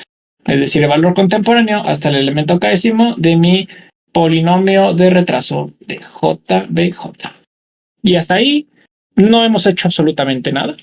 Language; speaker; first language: Spanish; native; Spanish